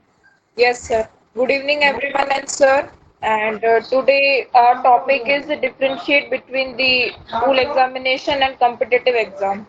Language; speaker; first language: English; non-native, learner; Hindi